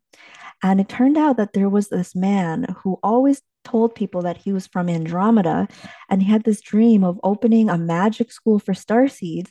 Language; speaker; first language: English; early bilingual, other home language; Chinese